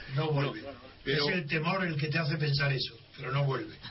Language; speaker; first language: Spanish; native; Spanish